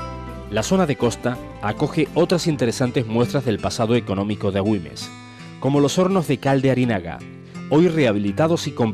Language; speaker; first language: Spanish; native; Spanish